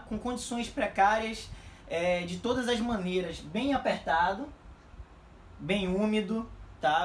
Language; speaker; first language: Portuguese; native; Portuguese